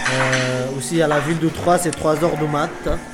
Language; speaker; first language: French; non-native, learner; Kurdish